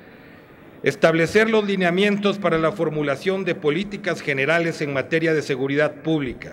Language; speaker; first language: Spanish; native; Spanish